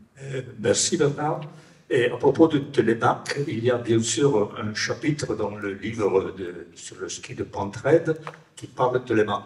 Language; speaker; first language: French; non-native, fluent; Italian